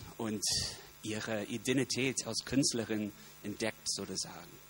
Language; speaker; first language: German; non-native, fluent; English